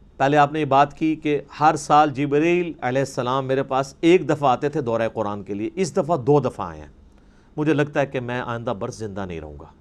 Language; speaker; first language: Urdu; non-native, local second language; Punjabi